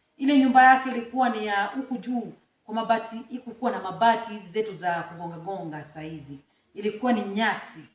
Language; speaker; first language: Swahili; non-native, local second language; Luo (Kenya and Tanzania)